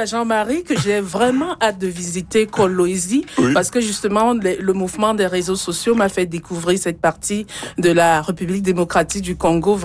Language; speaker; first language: French; non-native, local second language; Ghomala